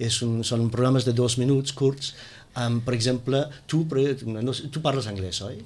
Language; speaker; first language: Catalan; non-native, fluent; English